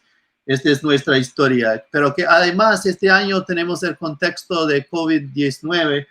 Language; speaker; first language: Spanish; non-native, fluent; English